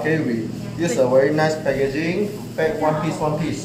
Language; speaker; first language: English; non-native, local second language; Chinese